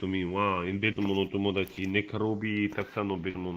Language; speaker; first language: Japanese; non-native, learner; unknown